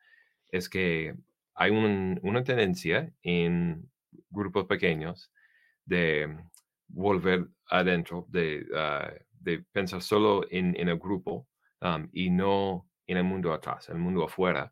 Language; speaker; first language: Spanish; non-native, fluent; English